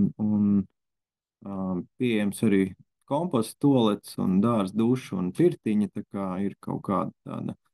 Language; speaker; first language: Latvian; native; Latvian